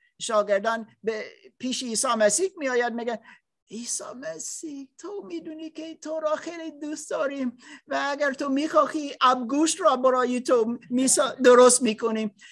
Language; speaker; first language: Persian; non-native, learner; English